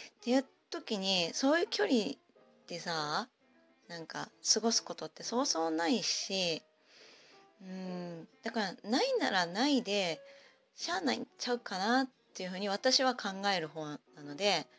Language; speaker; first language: Japanese; native; Japanese